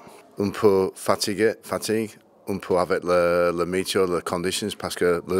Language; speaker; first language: French; non-native, learner; English